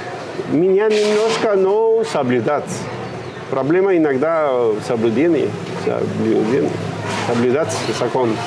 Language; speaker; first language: Russian; non-native, fluent; Spanish